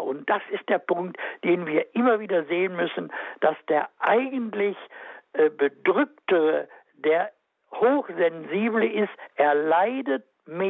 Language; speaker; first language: German; native; German